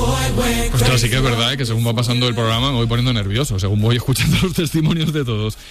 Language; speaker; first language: Spanish; native; Spanish